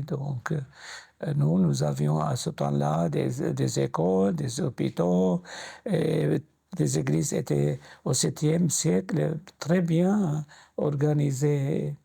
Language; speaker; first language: French; non-native, fluent; Arabic